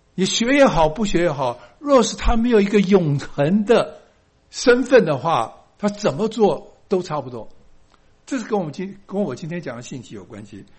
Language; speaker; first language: Chinese; native; Chinese